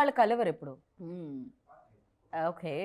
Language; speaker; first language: Telugu; native; Telugu